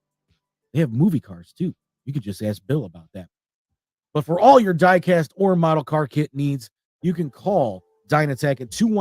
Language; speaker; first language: English; native; English